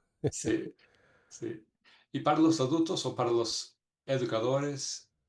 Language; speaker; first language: Spanish; non-native, fluent; English